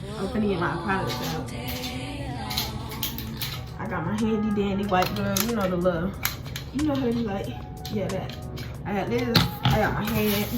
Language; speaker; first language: English; native; English